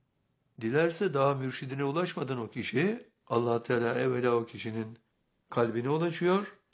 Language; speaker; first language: Turkish; native; Turkish